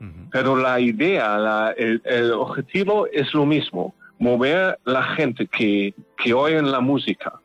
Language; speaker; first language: Spanish; non-native, learner; German